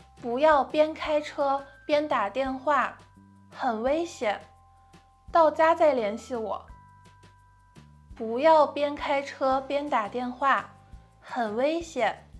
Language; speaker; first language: Chinese; non-native, fluent; Korean